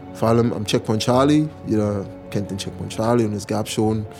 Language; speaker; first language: German; non-native, fluent; English